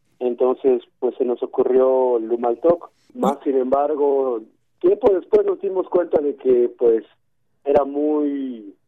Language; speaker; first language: Spanish; non-native, local second language; Tzotzil